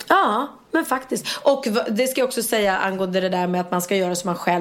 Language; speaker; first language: Swedish; native; Swedish